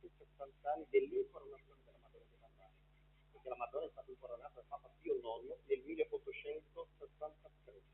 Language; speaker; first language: Italian; non-native, fluent; Portuguese